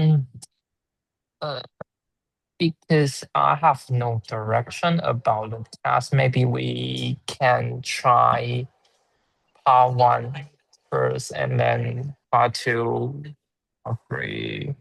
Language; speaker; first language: English; non-native, learner; Chinese